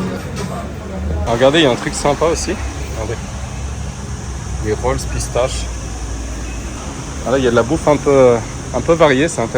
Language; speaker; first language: French; native; French